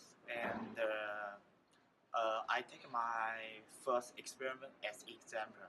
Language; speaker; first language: English; non-native, learner; Chinese